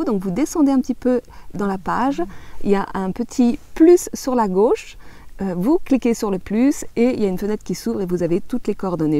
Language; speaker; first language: French; native; French